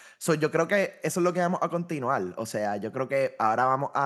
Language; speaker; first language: Spanish; native; Spanish